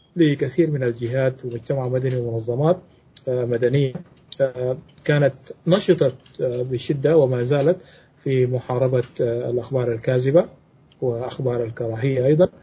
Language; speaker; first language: Arabic; native; Arabic